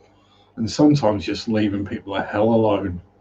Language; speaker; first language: English; native; English